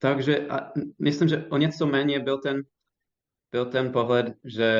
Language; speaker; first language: Czech; non-native, fluent; English